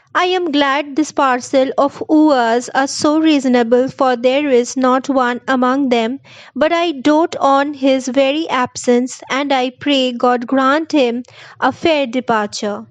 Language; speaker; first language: English; non-native, local second language; Bangla